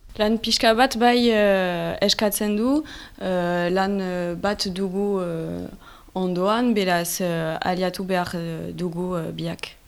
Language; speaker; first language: Basque; native; Basque